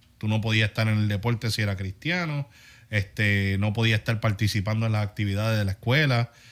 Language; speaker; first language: Spanish; early bilingual, heritage; Spanish